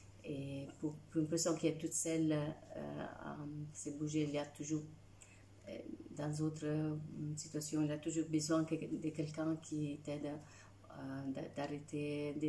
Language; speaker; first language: French; non-native, fluent; Italian